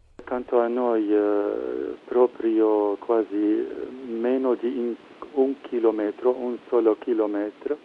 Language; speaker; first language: Italian; non-native, fluent; Arabic